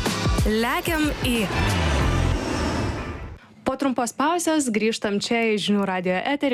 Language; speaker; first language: Lithuanian; native; Lithuanian